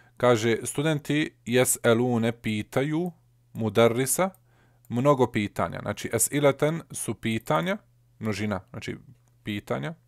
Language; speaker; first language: Bosnian; early bilingual, heritage; Bosnian